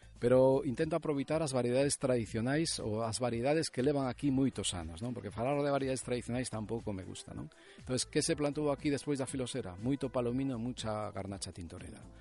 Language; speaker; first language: Galician; native; Galician